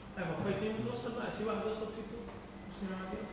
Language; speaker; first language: Arabic; native; Arabic